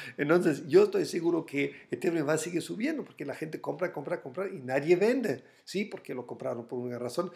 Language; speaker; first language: Spanish; non-native, fluent; German